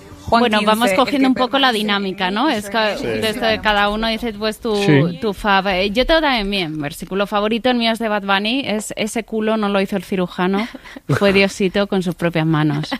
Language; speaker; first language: Spanish; native; Spanish